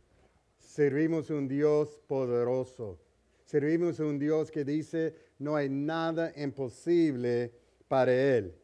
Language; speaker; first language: Spanish; early bilingual, heritage; English